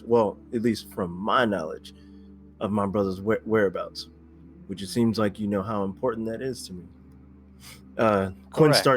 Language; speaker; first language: English; native; English